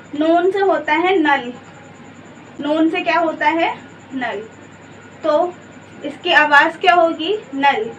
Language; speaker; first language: Hindi; native; Hindi